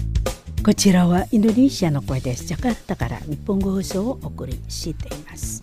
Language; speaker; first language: Japanese; non-native, fluent; Indonesian